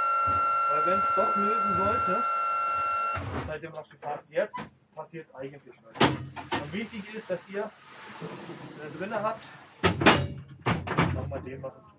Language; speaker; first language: German; non-native, local second language; Romansh